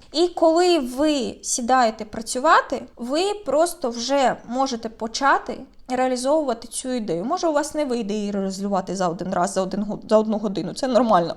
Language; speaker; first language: Ukrainian; native; Ukrainian